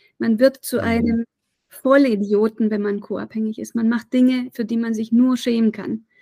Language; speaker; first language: German; native; German